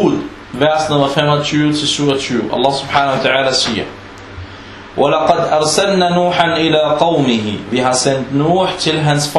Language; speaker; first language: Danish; non-native, fluent; Arabic